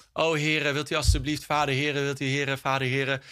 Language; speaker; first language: Dutch; non-native, fluent; English